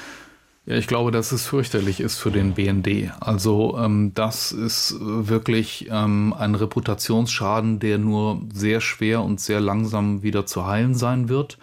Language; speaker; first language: German; native; German